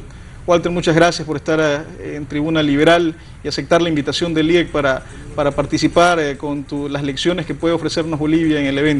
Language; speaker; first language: Spanish; native; Spanish